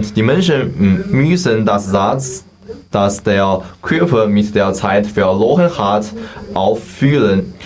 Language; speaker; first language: German; non-native, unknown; Chinese